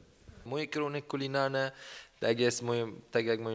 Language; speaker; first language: Polish; non-native, learner; Persian